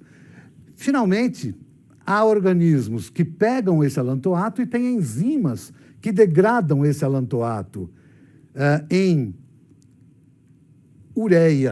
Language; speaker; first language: Portuguese; native; Portuguese